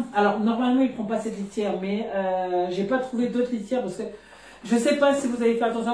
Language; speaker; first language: French; native; French